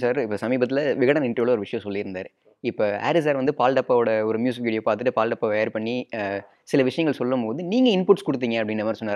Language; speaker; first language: Tamil; native; Tamil